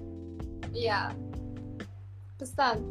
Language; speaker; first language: Indonesian; non-native, fluent; Turkish